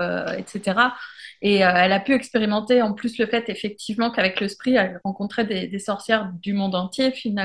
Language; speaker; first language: French; native; French